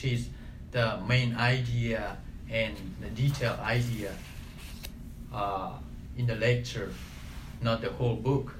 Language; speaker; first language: English; non-native, learner; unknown